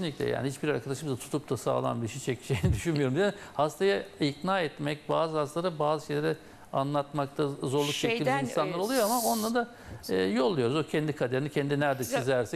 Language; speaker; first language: Turkish; native; Turkish